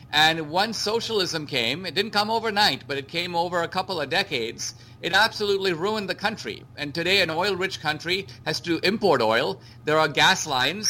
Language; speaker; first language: English; non-native, local second language; Konkani